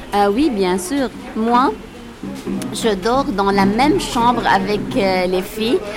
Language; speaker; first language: French; non-native, local second language; Arabic